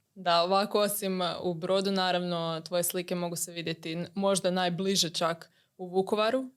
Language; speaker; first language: Croatian; native; Croatian